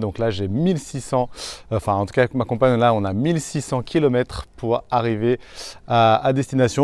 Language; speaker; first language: French; early bilingual, other home language; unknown